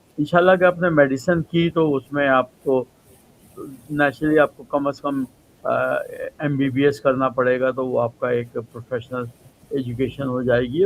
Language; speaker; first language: Urdu; native; Urdu